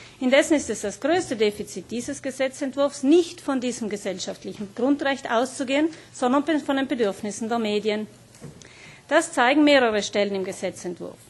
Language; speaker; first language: German; native; German